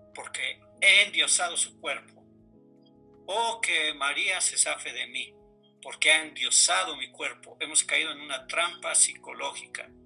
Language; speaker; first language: Spanish; native; Spanish